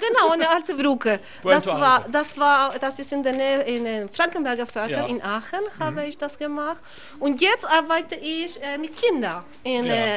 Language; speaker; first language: German; non-native, learner; Spanish